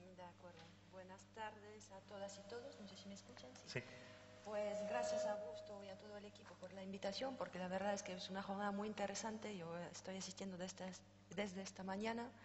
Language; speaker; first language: Spanish; non-native, fluent; French